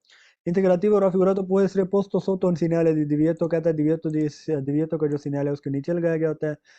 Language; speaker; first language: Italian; non-native, fluent; Urdu